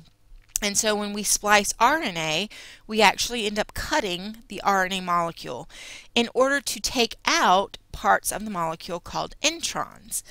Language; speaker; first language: English; native; English